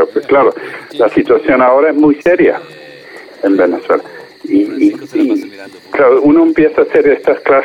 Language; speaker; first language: Spanish; non-native, fluent; English